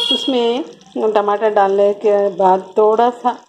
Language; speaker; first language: Hindi; non-native, local second language; Telugu